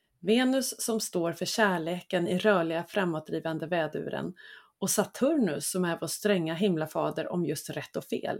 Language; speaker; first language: Swedish; native; Swedish